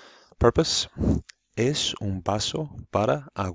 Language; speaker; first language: Spanish; non-native, fluent; English